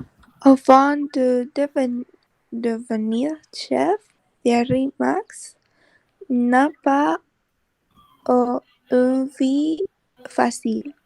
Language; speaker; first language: French; non-native, learner; Spanish